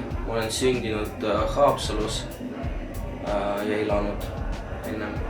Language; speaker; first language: Estonian; non-native, local second language; Russian